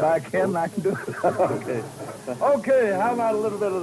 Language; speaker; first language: English; native; English